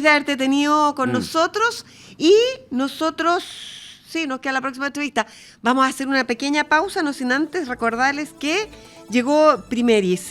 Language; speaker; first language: Spanish; native; Spanish